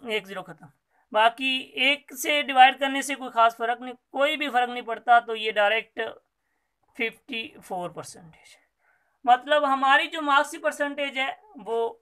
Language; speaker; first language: Urdu; non-native, local second language; Sindhi